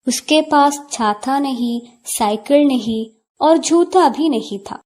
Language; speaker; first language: Hindi; non-native, local second language; Malayalam